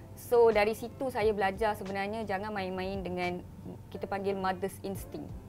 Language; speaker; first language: Malay; non-native, local second language; Tamil